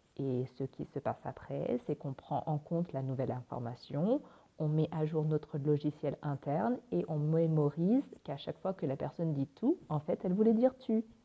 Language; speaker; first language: French; native; French